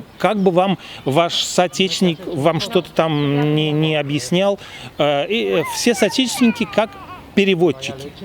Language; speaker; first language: Russian; native; Russian